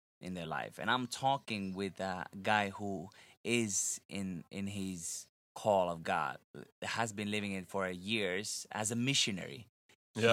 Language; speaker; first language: English; non-native, fluent; Finnish